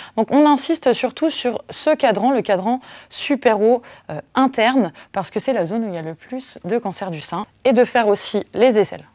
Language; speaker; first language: French; native; French